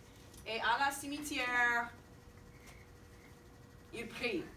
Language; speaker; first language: French; non-native, fluent; English